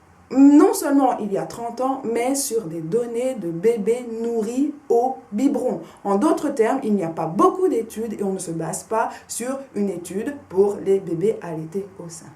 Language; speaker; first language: French; native; French